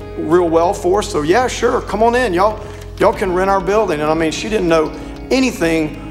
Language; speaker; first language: English; native; English